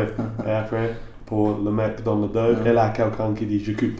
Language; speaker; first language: French; non-native, learner; English